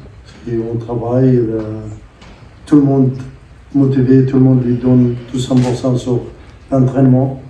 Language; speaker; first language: French; non-native, learner; Arabic